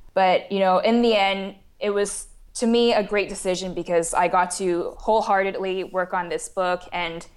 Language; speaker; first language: English; non-native, fluent; Chinese